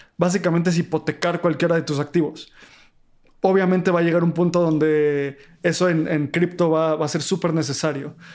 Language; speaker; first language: Spanish; native; Spanish